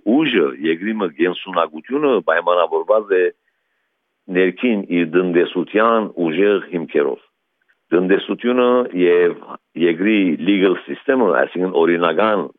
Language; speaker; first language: Armenian; early bilingual, heritage; Armenian